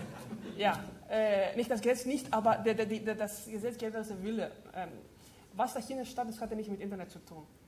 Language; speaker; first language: German; non-native, fluent; Greek